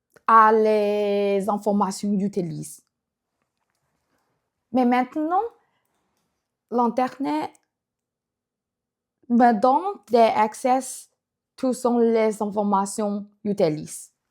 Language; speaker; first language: French; non-native, learner; Chinese